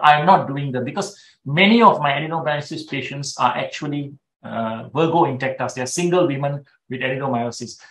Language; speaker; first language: English; non-native, local second language; Tamil